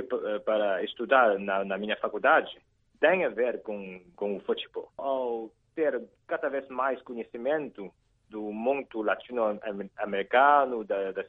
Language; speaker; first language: Portuguese; non-native, fluent; Chinese